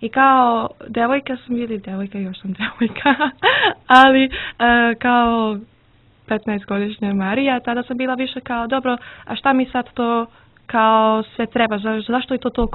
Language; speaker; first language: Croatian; early bilingual, heritage; Serbian